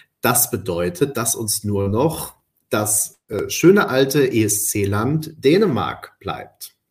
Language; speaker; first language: German; early bilingual, other home language; Spanish